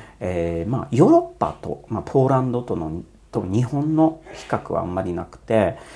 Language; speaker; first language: Japanese; non-native, fluent; Polish